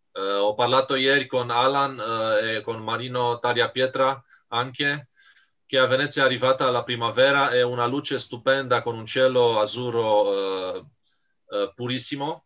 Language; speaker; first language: Italian; non-native, fluent; Romanian